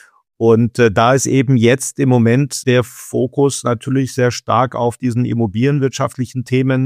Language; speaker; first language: German; native; German